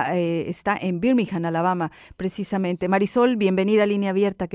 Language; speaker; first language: Spanish; native; Spanish